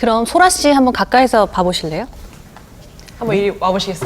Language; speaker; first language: Korean; native; Korean